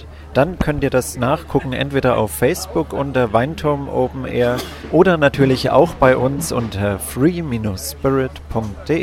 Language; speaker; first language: German; native; German